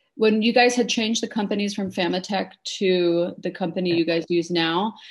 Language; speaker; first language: English; native; English